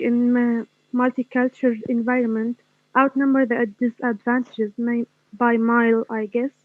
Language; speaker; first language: English; non-native, fluent; Arabic